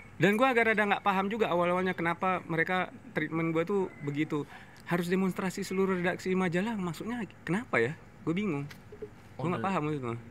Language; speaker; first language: Indonesian; non-native, fluent; English